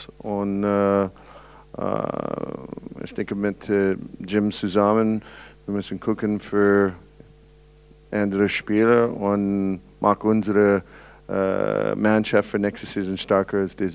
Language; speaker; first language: German; non-native, learner; English